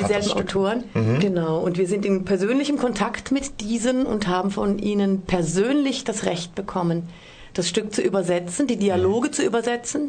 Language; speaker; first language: German; native; German